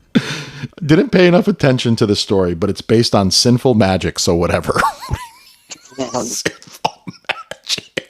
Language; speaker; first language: English; native; English